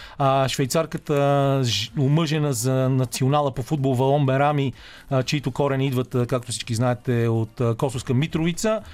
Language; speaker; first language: Bulgarian; native; Bulgarian